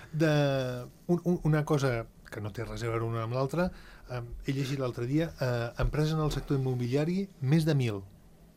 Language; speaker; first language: Catalan; native; Catalan